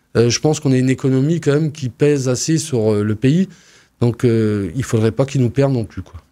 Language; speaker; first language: French; native; French